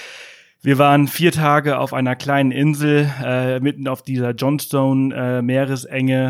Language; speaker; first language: German; native; German